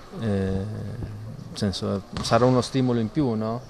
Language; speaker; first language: Italian; non-native, fluent; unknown